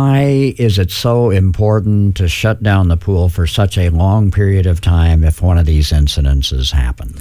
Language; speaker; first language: English; native; English